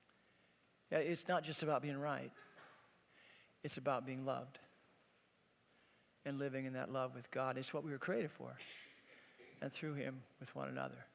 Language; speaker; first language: English; native; English